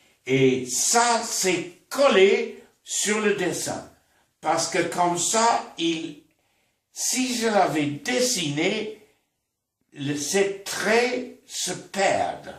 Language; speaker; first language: French; non-native, fluent; English